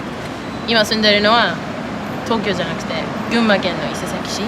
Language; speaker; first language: Japanese; non-native, fluent; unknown